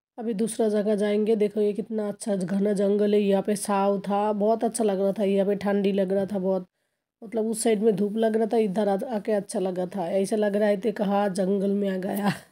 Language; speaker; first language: Hindi; non-native, local second language; Bangla